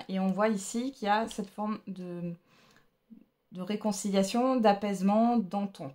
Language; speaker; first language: French; native; French